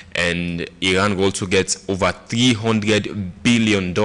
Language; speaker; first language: English; non-native, local second language; Krio